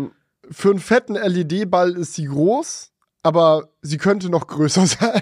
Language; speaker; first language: German; native; German